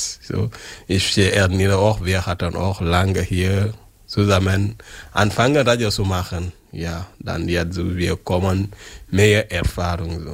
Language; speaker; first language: German; non-native, learner; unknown